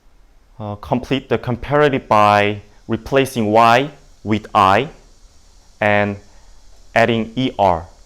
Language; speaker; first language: English; non-native, learner; Indonesian